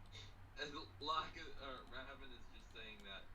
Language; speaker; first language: English; native; English